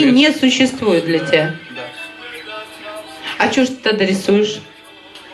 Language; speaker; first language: Russian; native; Russian